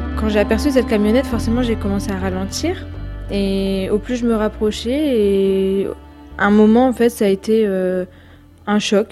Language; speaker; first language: French; native; French